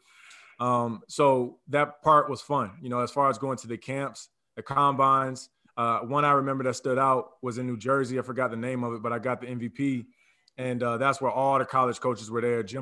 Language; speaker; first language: English; native; English